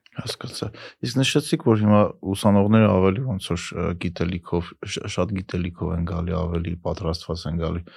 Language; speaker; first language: Armenian; native; Armenian